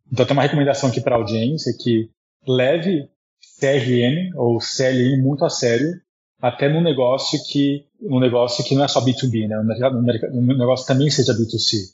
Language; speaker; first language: Portuguese; early bilingual, heritage; Portuguese